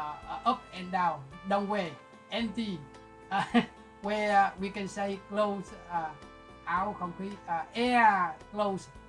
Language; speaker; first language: English; non-native, local second language; Vietnamese